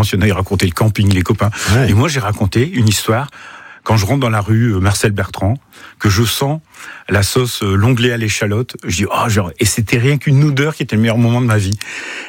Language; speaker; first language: French; native; French